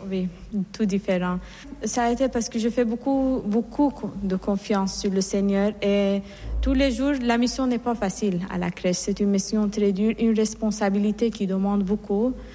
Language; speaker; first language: French; non-native, fluent; Persian